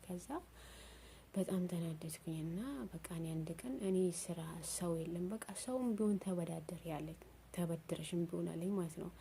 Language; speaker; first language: Amharic; non-native, local second language; Oromo